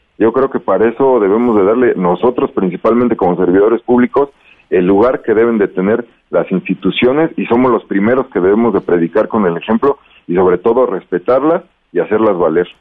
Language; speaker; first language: Spanish; native; Spanish